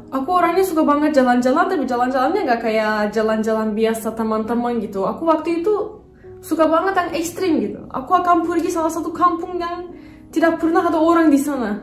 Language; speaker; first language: Indonesian; non-native, fluent; Turkish